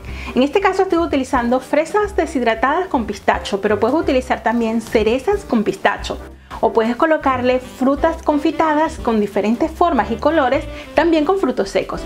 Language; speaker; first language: Spanish; native; Spanish